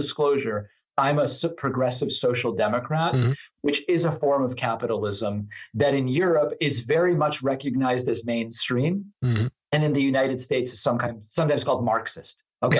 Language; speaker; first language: English; non-native, fluent; Spanish